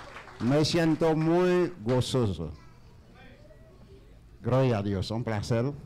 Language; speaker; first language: Spanish; non-native, learner; Haitian Creole